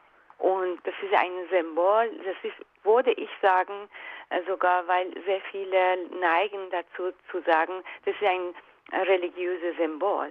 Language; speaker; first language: German; non-native, fluent; Persian